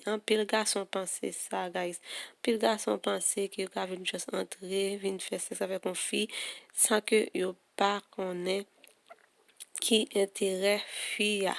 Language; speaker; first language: French; non-native, learner; Haitian Creole